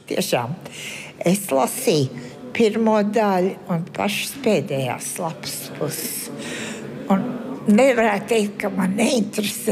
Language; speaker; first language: Latvian; early bilingual, heritage; Latvian